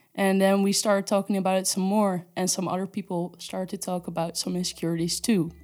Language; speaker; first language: English; non-native, fluent; Dutch